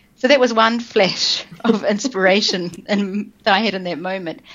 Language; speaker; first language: English; native; English